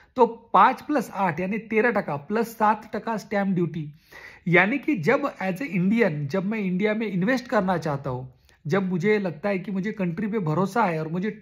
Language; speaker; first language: Hindi; non-native, local second language; Marathi